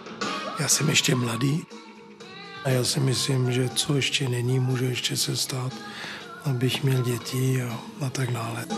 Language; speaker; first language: Czech; early bilingual, heritage; Czech